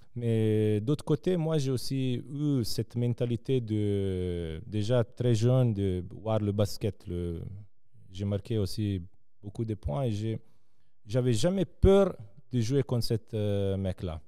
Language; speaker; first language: French; non-native, local second language; Serbian